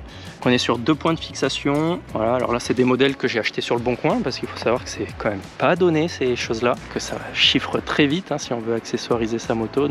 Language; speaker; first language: French; native; French